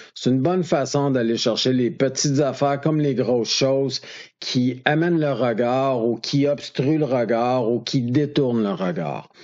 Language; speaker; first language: French; native; French